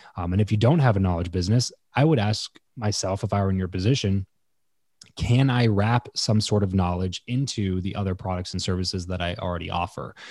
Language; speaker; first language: English; native; English